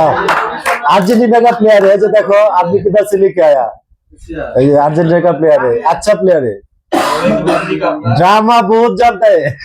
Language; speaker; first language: Hindi; non-native, learner; Bangla